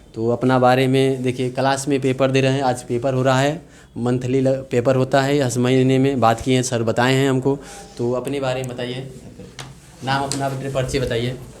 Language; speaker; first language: Hindi; native; Hindi